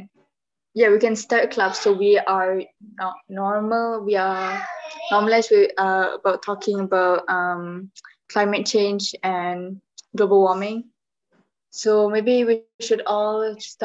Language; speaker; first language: English; non-native, local second language; Malay